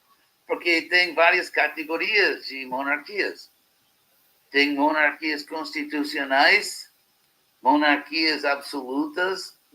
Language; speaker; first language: Portuguese; non-native, fluent; English